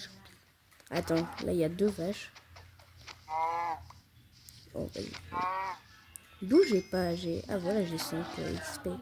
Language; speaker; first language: French; native; French